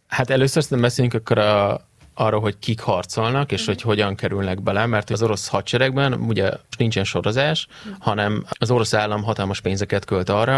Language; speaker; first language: Hungarian; native; Hungarian